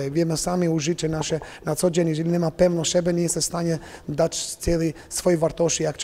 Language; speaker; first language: Polish; non-native, fluent; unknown